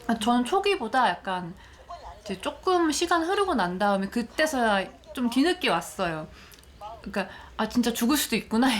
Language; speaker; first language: Korean; native; Korean